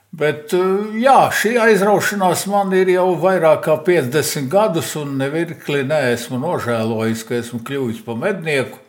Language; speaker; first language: Latvian; native; Latvian